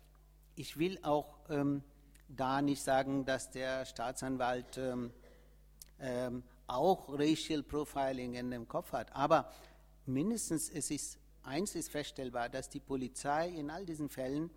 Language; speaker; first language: German; non-native, fluent; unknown